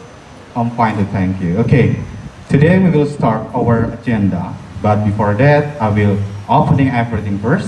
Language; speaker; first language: English; non-native, fluent; Indonesian